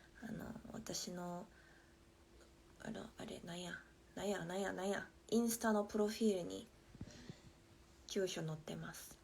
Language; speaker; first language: Japanese; non-native, fluent; Korean